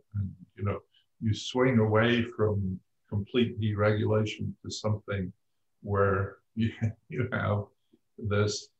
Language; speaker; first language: English; native; English